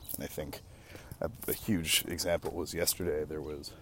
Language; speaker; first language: English; native; English